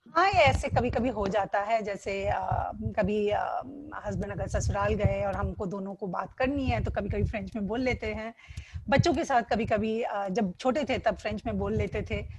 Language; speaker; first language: Hindi; non-native, local second language; Gujarati